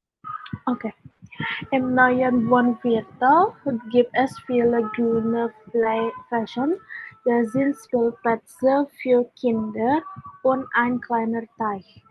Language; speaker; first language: German; non-native, learner; Indonesian